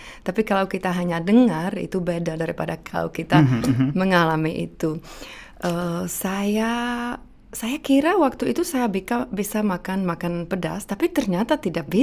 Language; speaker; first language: Indonesian; non-native, fluent; Czech